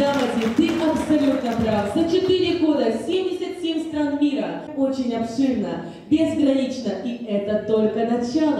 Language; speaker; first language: Russian; native; Russian